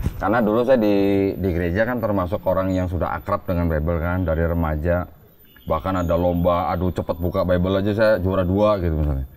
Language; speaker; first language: Indonesian; native; Indonesian